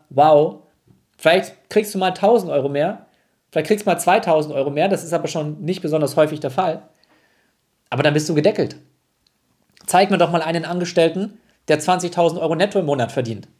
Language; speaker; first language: German; native; German